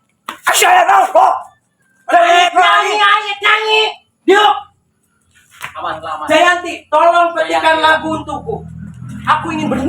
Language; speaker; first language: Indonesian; non-native, local second language; Sundanese